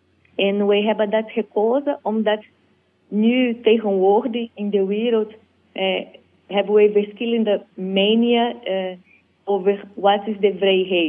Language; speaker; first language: Dutch; non-native, learner; Portuguese